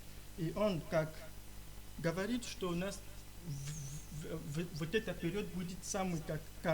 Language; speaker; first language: Russian; non-native, learner; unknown